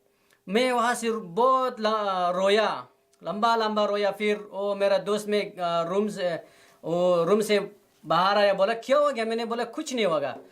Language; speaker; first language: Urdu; non-native, learner; Persian